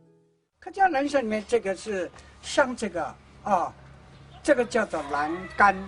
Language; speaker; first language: Chinese; native; Chinese